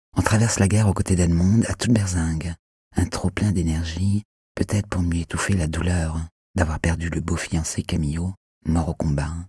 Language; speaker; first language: French; native; French